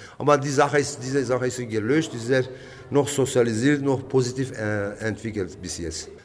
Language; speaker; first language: German; non-native, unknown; Kurdish